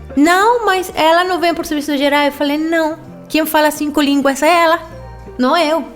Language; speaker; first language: Portuguese; non-native, fluent; Spanish